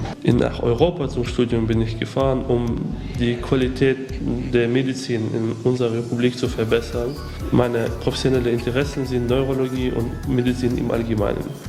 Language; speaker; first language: German; non-native, fluent; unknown